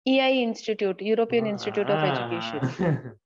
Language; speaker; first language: Hindi; non-native, local second language; Marathi